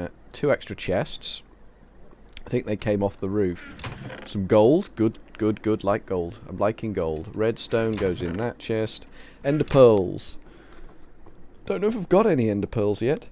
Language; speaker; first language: English; native; English